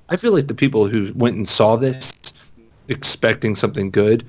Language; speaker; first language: English; native; English